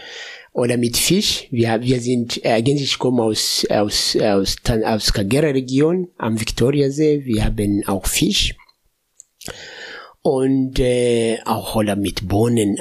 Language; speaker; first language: German; non-native, fluent; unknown